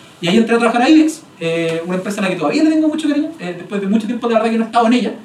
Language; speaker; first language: Spanish; native; Spanish